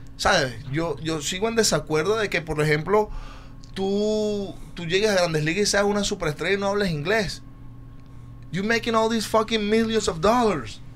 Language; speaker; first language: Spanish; native; Spanish